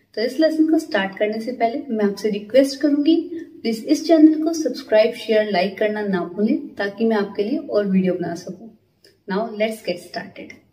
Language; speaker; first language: Hindi; native; Hindi